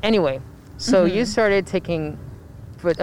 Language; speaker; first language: English; non-native, fluent; Spanish